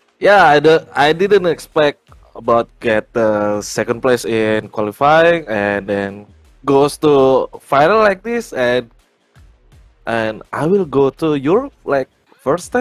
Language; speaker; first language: English; non-native, learner; Indonesian